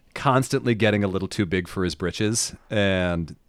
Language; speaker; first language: English; native; English